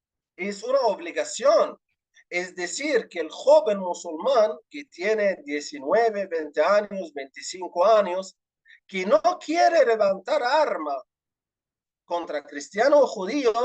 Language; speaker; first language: Spanish; non-native, fluent; Arabic